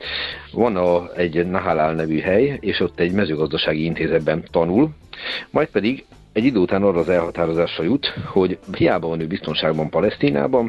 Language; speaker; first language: Hungarian; native; Hungarian